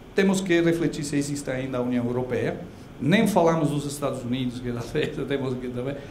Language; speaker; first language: Portuguese; non-native, fluent; Italian